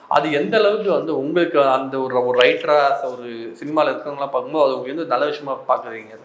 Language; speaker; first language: Tamil; native; Tamil